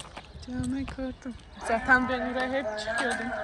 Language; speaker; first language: Turkish; non-native, learner; Tajik